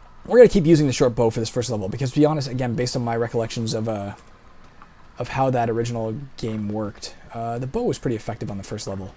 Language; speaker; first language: English; native; English